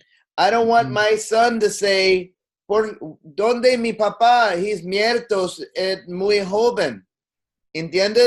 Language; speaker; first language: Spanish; non-native, learner; English